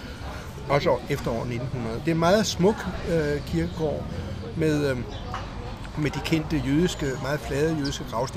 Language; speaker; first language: Danish; native; Danish